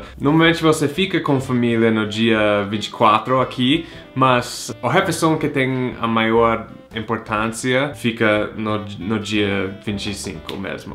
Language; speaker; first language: Portuguese; non-native, fluent; English